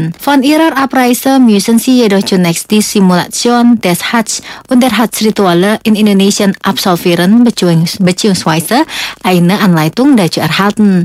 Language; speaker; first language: German; non-native, fluent; Indonesian